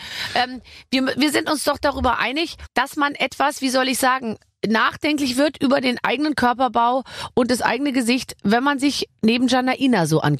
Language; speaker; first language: German; native; German